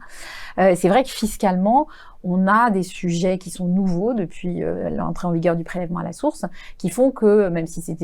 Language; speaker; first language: French; native; French